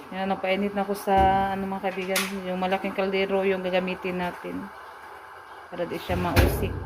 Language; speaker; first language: Filipino; non-native, local second language; Cebuano